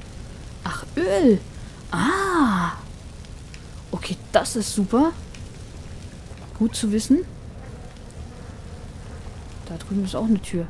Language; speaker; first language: German; native; German